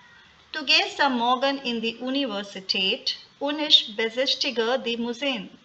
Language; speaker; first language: German; non-native, fluent; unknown